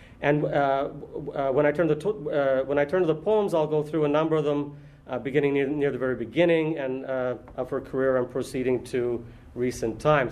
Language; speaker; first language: English; native; English